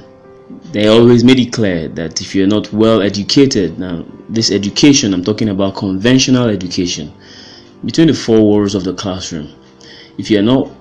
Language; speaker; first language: English; non-native, local second language; Yoruba